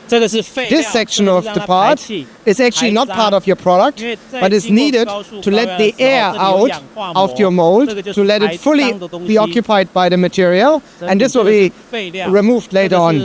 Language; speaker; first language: English; non-native, fluent; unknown